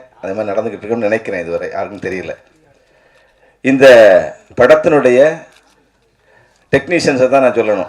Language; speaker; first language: Tamil; native; Tamil